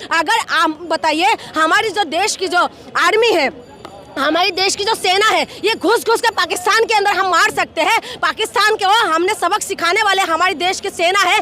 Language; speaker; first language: Hindi; non-native, local second language; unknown